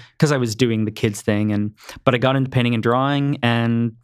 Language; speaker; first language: English; native; English